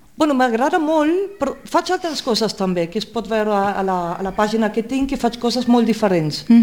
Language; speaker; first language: Catalan; non-native, fluent; German